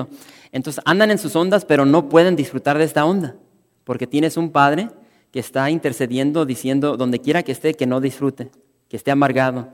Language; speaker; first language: Spanish; native; Spanish